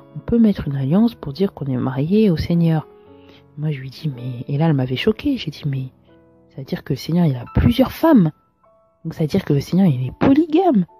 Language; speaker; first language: French; early bilingual, other home language; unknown